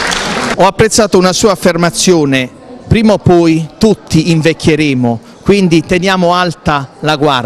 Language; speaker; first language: Italian; native; Italian